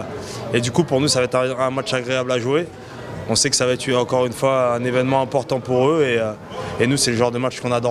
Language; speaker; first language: French; native; French